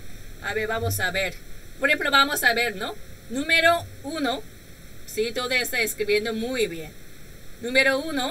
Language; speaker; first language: Spanish; non-native, learner; Korean